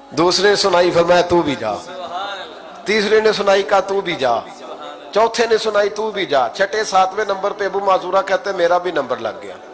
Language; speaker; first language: Urdu; non-native, local second language; Punjabi